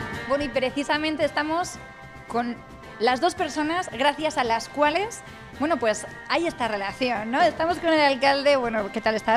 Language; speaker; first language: Spanish; native; Spanish